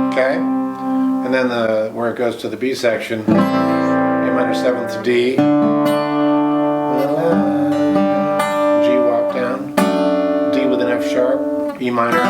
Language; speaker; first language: English; native; English